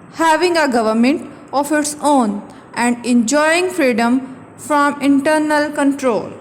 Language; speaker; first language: English; non-native, local second language; Urdu